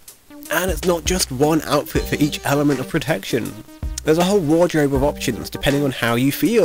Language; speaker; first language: English; native; English